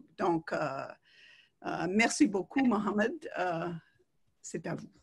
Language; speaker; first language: French; non-native, fluent; English